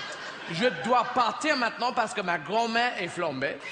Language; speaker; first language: French; non-native, learner; English